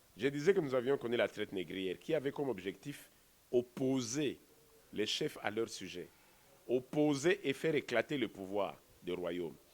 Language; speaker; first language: French; non-native, local second language; Kongo